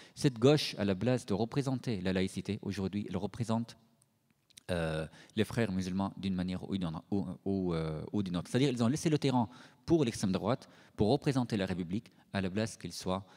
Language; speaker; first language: French; non-native, fluent; Arabic